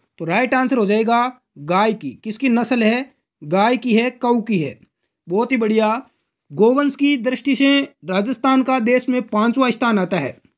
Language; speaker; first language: Hindi; native; Hindi